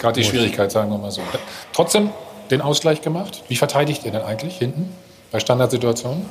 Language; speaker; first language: German; native; German